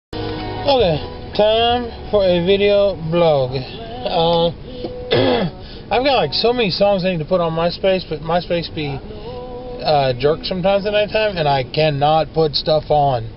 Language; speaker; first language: English; native; English